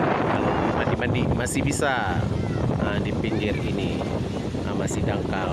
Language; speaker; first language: Indonesian; non-native, local second language; Achinese